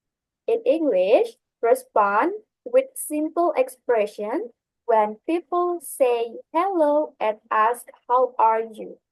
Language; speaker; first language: English; non-native, learner; Indonesian